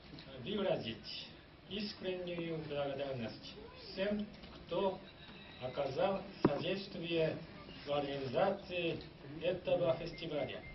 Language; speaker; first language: Russian; non-native, fluent; Japanese